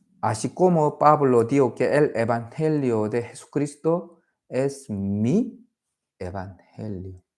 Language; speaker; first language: Spanish; non-native, learner; Korean